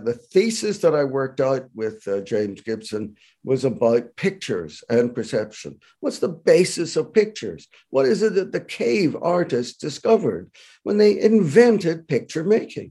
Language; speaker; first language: English; native; English